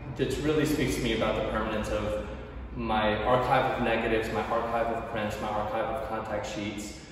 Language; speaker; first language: English; native; English